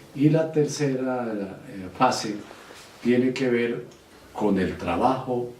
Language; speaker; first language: Spanish; native; Spanish